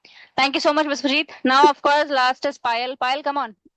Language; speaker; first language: English; non-native, local second language; Hindi